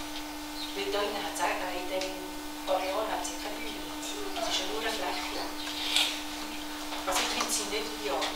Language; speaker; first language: German; early bilingual, other home language; Tibetan